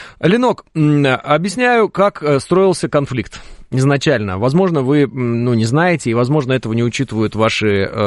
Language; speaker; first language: Russian; native; Russian